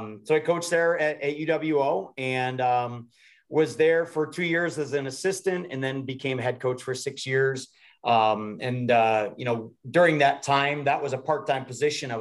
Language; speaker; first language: English; native; English